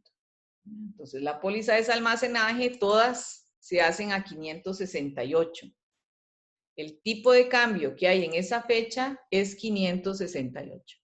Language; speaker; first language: Spanish; native; Spanish